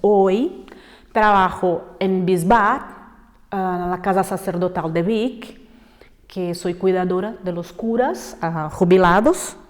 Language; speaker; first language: Spanish; non-native, fluent; Portuguese